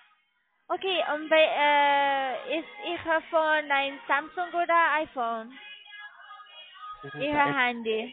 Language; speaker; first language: German; non-native, learner; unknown